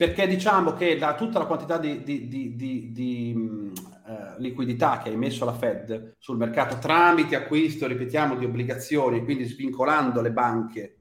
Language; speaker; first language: Italian; native; Italian